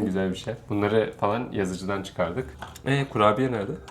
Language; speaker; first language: Turkish; native; Turkish